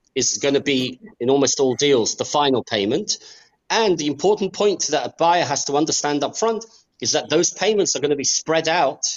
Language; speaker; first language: English; native; English